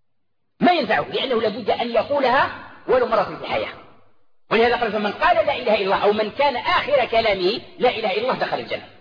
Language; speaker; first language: Arabic; native; Arabic